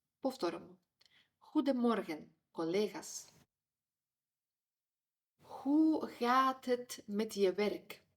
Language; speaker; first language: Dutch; non-native, fluent; Ukrainian